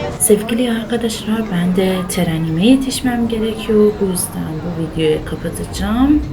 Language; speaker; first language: Turkish; non-native, learner; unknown